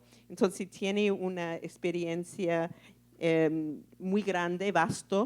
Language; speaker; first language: Spanish; non-native, fluent; English